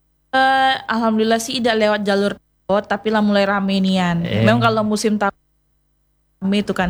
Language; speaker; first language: Indonesian; non-native, local second language; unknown